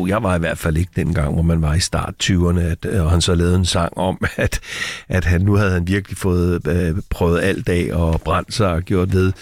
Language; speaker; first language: Danish; native; Danish